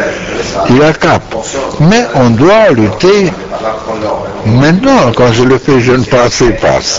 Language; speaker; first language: French; non-native, learner; Romanian